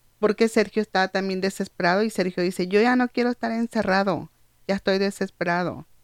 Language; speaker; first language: Spanish; native; Spanish